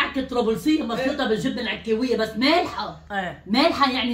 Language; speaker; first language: Arabic; native; Arabic